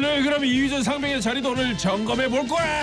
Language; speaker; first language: Korean; native; Korean